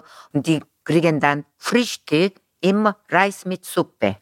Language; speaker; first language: German; non-native, fluent; Korean